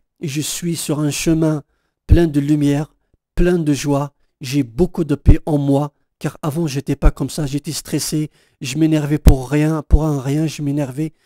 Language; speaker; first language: French; non-native, local second language; Kabyle